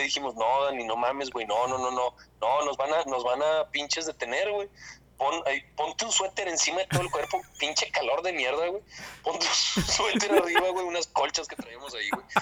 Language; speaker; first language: Spanish; native; Spanish